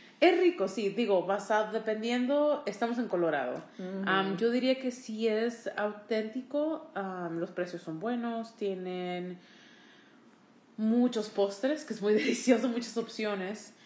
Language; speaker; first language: Spanish; early bilingual, heritage; Spanish